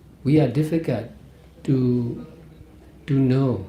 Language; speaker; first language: English; non-native, fluent; Burmese